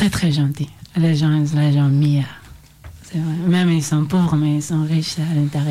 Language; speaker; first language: French; non-native, learner; Oromo